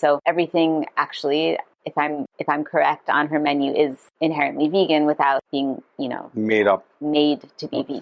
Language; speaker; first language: English; non-native, fluent; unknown